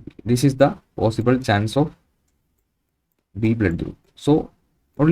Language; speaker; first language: English; non-native, local second language; Malayalam